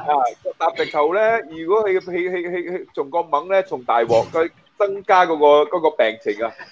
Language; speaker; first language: Chinese; native; Chinese